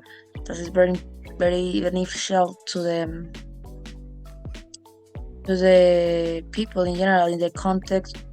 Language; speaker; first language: English; non-native, learner; Spanish